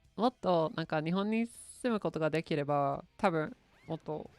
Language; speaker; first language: Japanese; non-native, learner; English